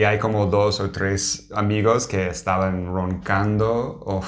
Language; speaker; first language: Spanish; non-native, fluent; English